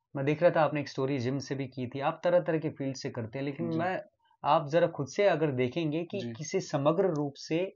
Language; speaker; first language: Hindi; non-native, local second language; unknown